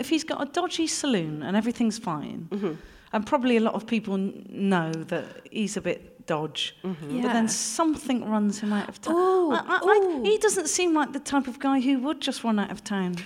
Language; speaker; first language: English; native; English